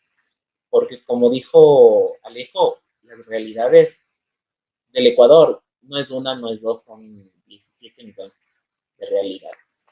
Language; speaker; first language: Spanish; native; Spanish